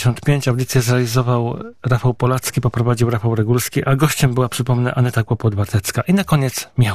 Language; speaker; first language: Polish; native; Polish